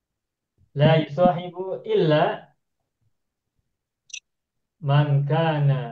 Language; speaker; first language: Arabic; non-native, fluent; Indonesian